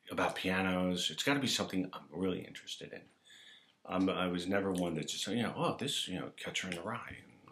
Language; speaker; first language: English; native; English